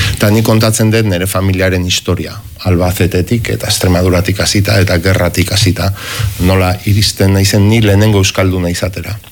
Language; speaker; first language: Basque; non-native, local second language; Spanish